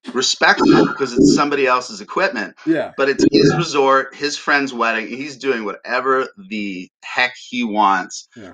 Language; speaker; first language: English; native; English